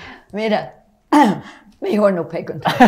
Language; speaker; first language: Spanish; non-native, fluent; English